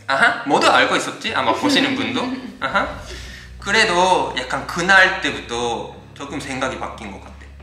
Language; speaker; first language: Korean; non-native, fluent; Japanese